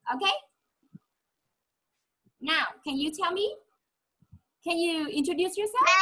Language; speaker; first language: English; non-native, fluent; Vietnamese